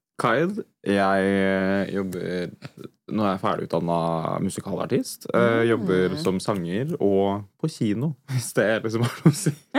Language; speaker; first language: Norwegian; native; Norwegian